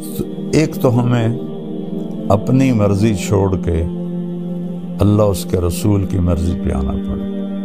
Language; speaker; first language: Urdu; non-native, local second language; Punjabi